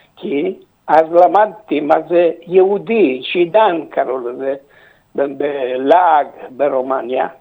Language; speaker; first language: Hebrew; early bilingual, other home language; Romanian